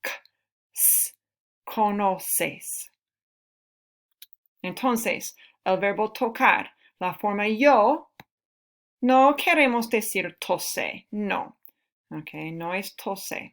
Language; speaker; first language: Spanish; non-native, fluent; English